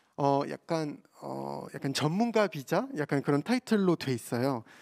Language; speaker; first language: Korean; non-native, fluent; French